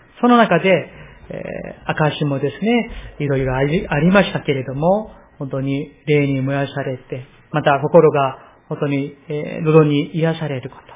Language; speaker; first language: Japanese; non-native, fluent; Korean